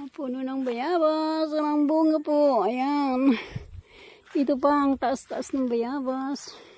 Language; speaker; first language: Filipino; non-native, local second language; Bikol